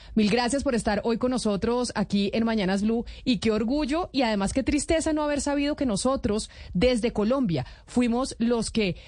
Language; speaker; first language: Spanish; native; Spanish